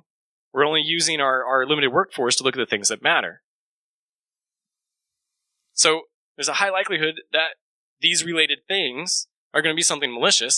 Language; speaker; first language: English; native; English